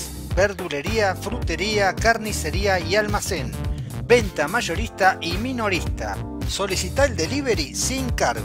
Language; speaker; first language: Spanish; native; Spanish